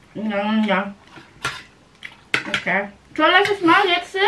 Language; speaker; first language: German; non-native, learner; Indonesian